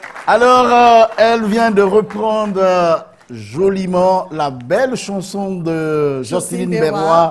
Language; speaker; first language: French; native; French